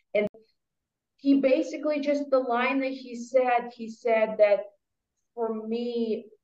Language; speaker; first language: English; non-native, fluent; Russian